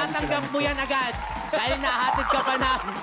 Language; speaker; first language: Filipino; native; Filipino